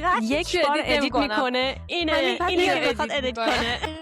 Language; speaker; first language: Persian; early bilingual, heritage; Persian